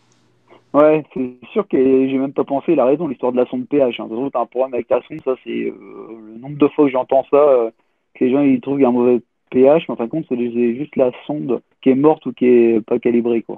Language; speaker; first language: French; native; French